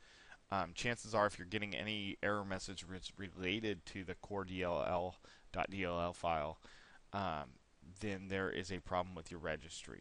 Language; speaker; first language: English; native; English